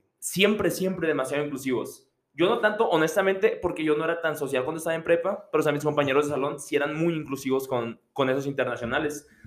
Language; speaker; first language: Spanish; native; Spanish